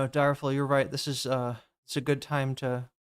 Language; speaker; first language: English; native; English